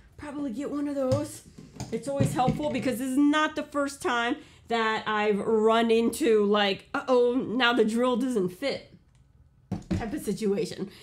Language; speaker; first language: English; early bilingual, other home language; Portuguese